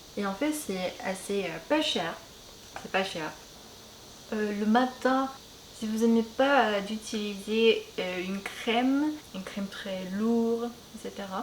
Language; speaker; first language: French; non-native, fluent; Korean